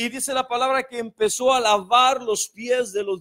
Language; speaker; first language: Spanish; native; Spanish